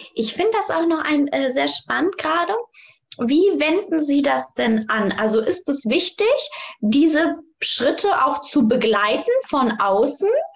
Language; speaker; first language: German; native; German